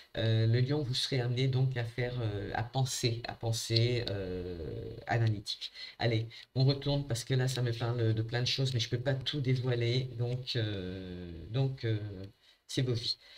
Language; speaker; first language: French; native; French